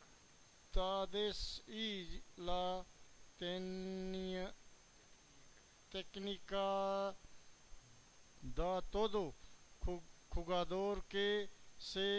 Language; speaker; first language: Spanish; non-native, learner; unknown